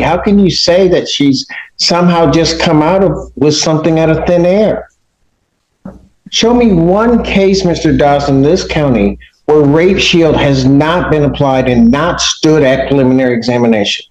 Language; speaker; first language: English; native; English